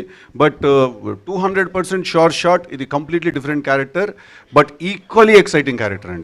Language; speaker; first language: Telugu; native; Telugu